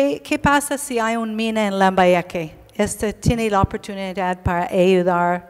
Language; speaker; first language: Spanish; non-native, learner; English